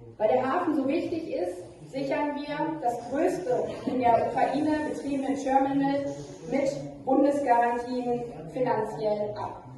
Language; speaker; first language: German; native; German